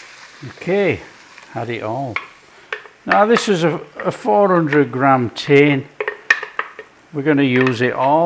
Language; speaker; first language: English; native; English